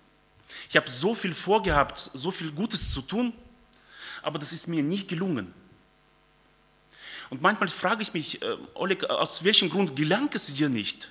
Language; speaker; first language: German; early bilingual, other home language; Russian